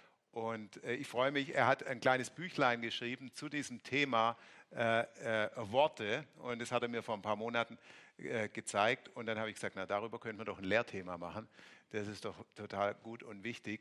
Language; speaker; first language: German; native; German